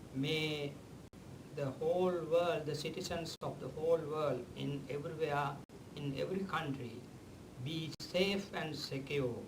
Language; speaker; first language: English; non-native, local second language; Sinhala